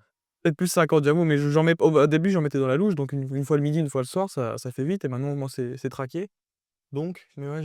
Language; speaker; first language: French; native; French